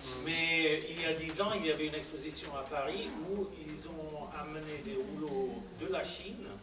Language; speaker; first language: French; non-native, fluent; English